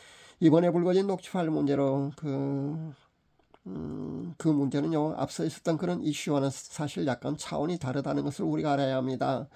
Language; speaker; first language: Korean; native; Korean